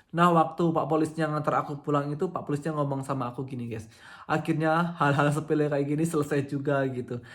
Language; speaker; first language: Indonesian; native; Indonesian